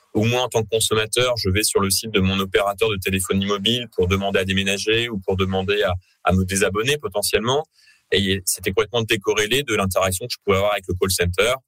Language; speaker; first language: French; native; French